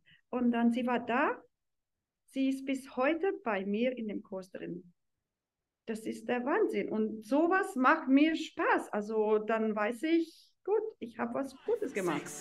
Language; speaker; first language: German; non-native, fluent; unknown